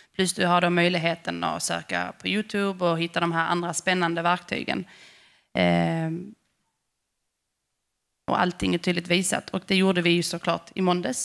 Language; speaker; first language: Swedish; native; Swedish